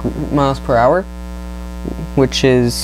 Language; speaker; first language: English; native; English